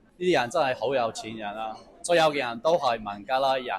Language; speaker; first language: Cantonese; non-native, fluent; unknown